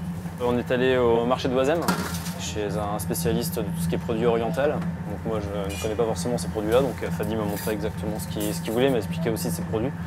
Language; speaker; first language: French; native; French